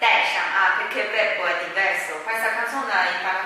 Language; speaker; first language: Italian; non-native, fluent; Chinese